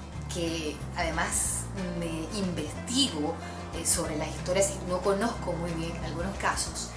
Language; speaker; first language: Spanish; native; Spanish